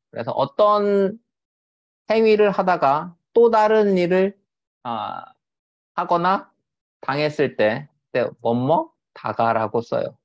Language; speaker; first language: Korean; native; Korean